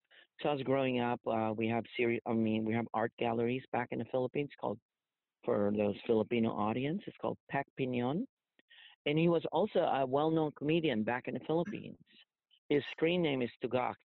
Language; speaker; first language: English; non-native, local second language; Filipino